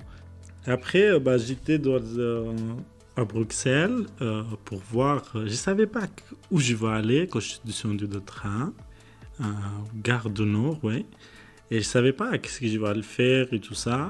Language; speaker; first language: French; non-native, learner; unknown